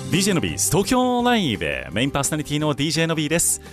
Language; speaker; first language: Japanese; native; Japanese